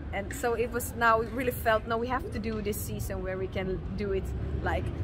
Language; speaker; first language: English; non-native, fluent; Finnish